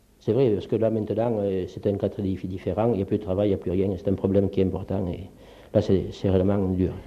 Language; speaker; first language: French; early bilingual, other home language; Polish